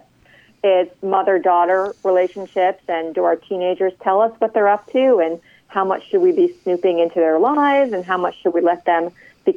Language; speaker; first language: English; native; English